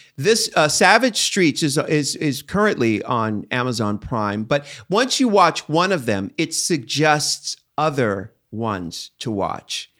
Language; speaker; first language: English; native; English